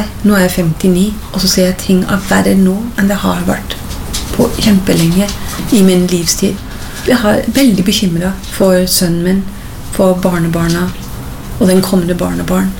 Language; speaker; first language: Norwegian; non-native, fluent; English